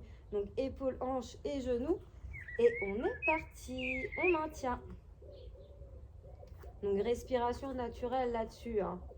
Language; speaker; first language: French; native; French